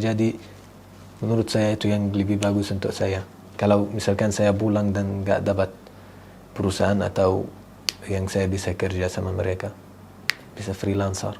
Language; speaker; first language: Indonesian; non-native, learner; Arabic